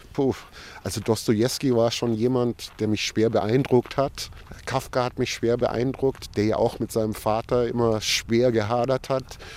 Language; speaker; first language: German; native; German